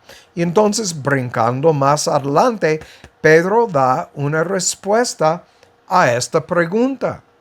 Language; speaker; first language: Spanish; non-native, fluent; English